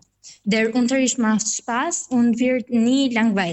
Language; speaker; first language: German; non-native, fluent; Albanian